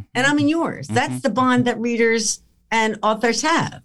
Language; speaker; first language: English; early bilingual, other home language; Italian